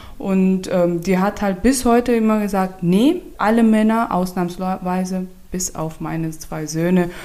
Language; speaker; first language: German; non-native, fluent; Turkmen